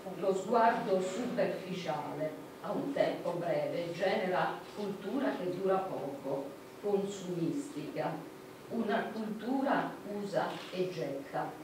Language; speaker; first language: Italian; native; Italian